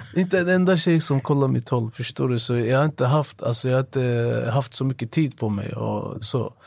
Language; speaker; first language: Swedish; non-native, fluent; Arabic